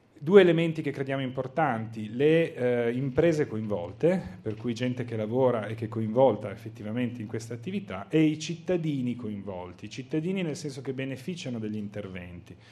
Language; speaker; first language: Italian; native; Italian